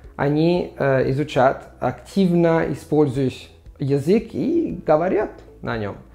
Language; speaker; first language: Russian; non-native, fluent; Italian